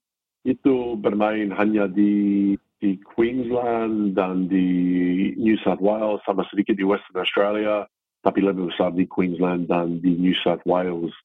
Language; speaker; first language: Indonesian; non-native, fluent; English